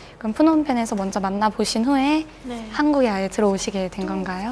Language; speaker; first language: Korean; native; Korean